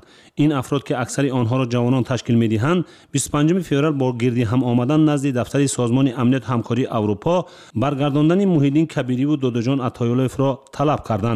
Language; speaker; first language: Tajik; native; Tajik